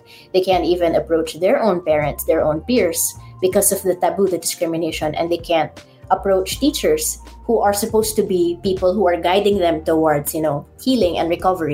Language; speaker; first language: English; non-native, local second language; Iloko